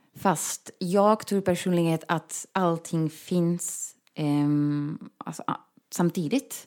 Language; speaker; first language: Swedish; non-native, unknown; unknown